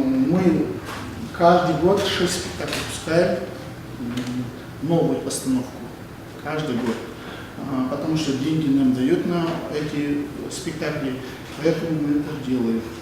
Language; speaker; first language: Russian; non-native, local second language; Kazakh